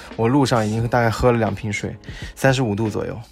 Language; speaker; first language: Chinese; non-native, local second language; Cantonese